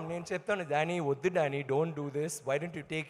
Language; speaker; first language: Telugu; non-native, learner; Tamil